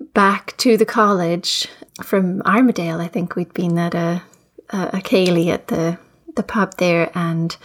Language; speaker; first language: English; native; English